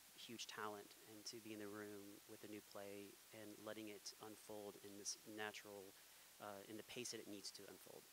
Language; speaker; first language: English; native; English